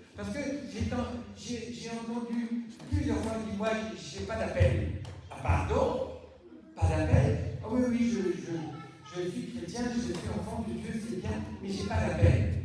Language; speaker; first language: French; native; French